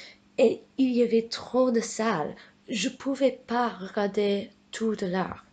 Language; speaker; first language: French; non-native, fluent; English